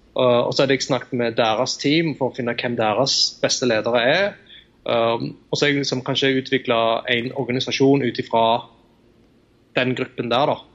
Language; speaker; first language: Norwegian; early bilingual, other home language; Tamil